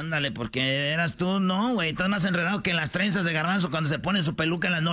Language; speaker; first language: Spanish; native; Spanish